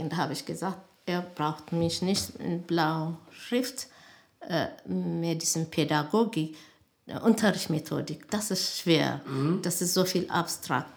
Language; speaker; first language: German; non-native, learner; Amharic